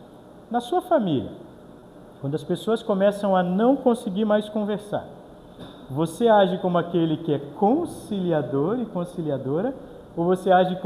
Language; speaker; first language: Portuguese; native; Portuguese